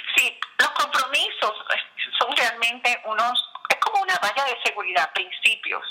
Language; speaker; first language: Spanish; native; Spanish